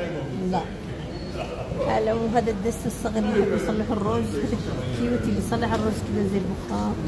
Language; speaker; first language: Arabic; native; Arabic